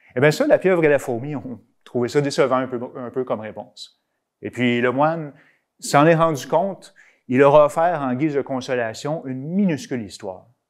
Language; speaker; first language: French; native; French